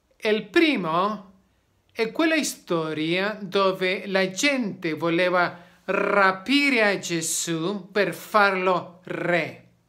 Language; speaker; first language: Italian; non-native, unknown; Spanish